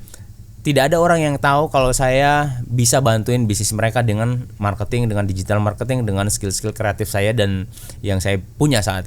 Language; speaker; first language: Indonesian; native; Indonesian